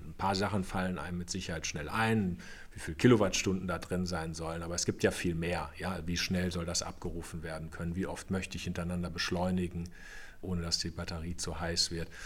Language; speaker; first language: German; native; German